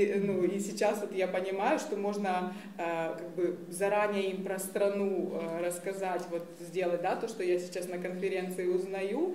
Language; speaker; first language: Russian; native; Russian